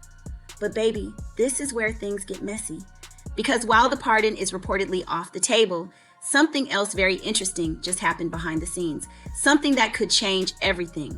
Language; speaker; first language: English; native; English